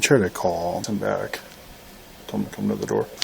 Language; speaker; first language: English; native; English